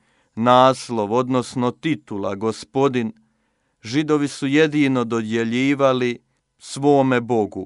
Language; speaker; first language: Croatian; native; Croatian